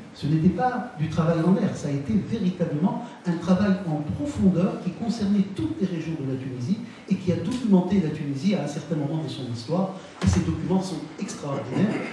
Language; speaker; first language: French; non-native, local second language; Arabic